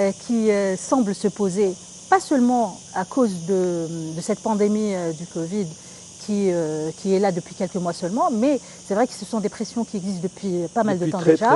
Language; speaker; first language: French; non-native, local second language; Arabic